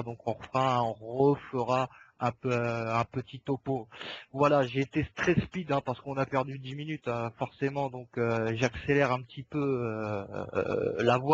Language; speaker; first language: French; native; French